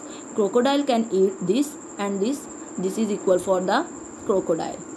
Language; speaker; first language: English; non-native, local second language; Urdu